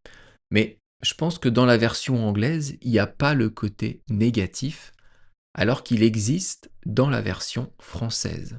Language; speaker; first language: French; native; French